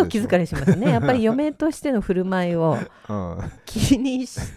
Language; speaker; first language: Japanese; native; Japanese